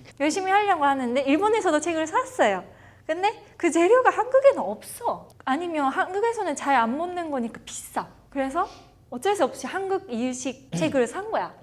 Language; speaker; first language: Korean; non-native, fluent; Japanese